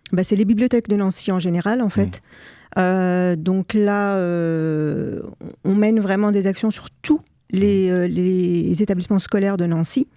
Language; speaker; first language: French; native; French